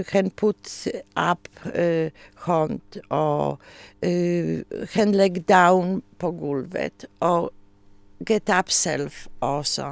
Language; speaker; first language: Danish; non-native, learner; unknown